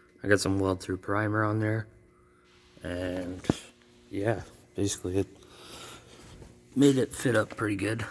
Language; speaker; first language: English; native; English